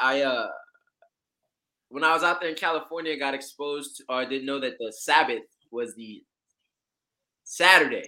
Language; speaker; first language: English; native; English